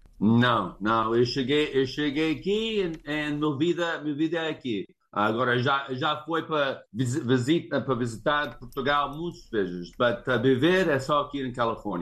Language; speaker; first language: Portuguese; early bilingual, heritage; English